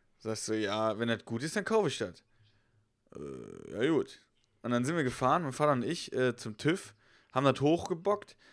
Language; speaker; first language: German; native; German